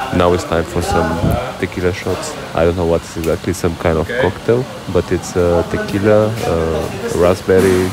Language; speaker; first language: English; non-native, fluent; Bulgarian